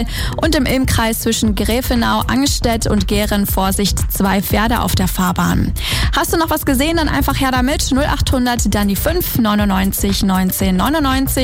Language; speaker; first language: German; native; German